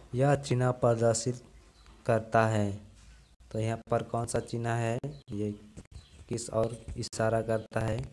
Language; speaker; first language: Hindi; non-native, local second language; Bangla